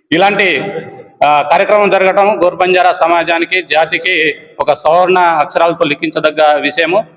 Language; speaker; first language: Telugu; non-native, local second language; Lambadi